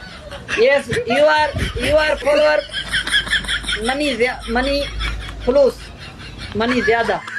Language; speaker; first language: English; non-native, learner; Sindhi